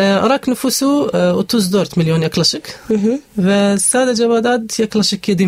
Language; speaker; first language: Turkish; non-native, learner; Arabic